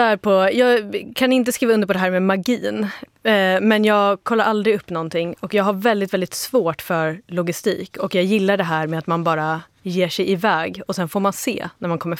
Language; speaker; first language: Swedish; native; Swedish